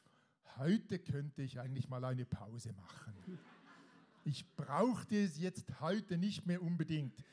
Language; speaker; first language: German; native; German